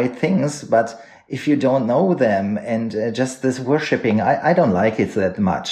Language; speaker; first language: English; non-native, fluent; German